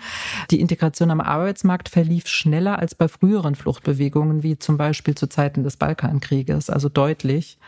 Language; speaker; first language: German; native; German